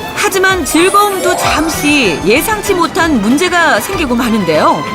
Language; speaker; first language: Korean; native; Korean